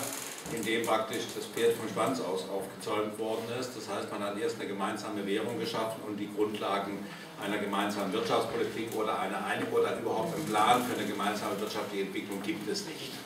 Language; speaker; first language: German; native; German